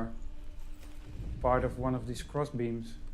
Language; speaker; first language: English; non-native, fluent; Dutch